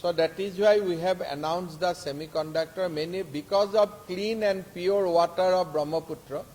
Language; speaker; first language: English; non-native, local second language; Assamese